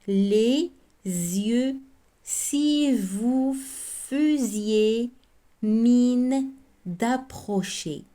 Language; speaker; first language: French; non-native, local second language; Arabic